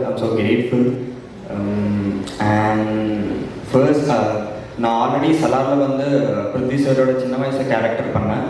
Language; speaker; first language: Tamil; non-native, learner; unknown